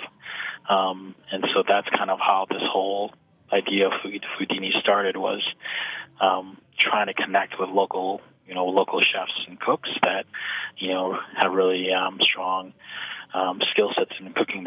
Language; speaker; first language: English; native; English